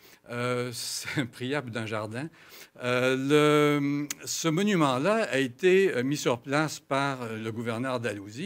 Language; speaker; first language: French; native; French